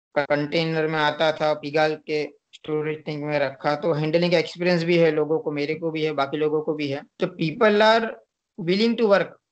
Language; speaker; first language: Hindi; non-native, local second language; Gujarati